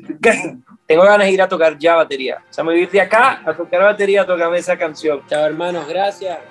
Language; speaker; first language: Spanish; native; Spanish